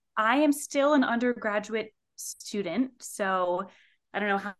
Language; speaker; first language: English; native; English